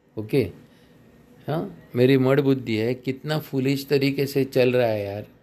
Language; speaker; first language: Hindi; non-native, local second language; Marathi